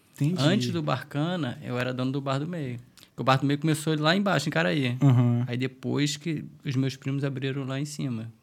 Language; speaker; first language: Portuguese; native; Portuguese